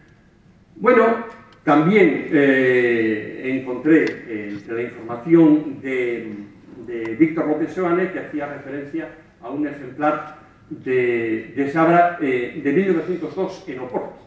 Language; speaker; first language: Spanish; native; Spanish